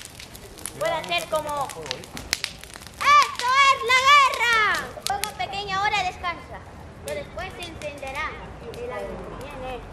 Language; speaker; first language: Spanish; native; Spanish